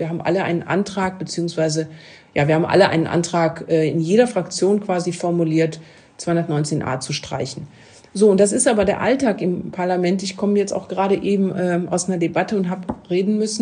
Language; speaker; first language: German; native; German